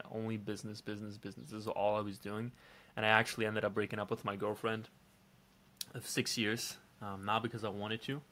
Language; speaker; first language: English; non-native, fluent; Dutch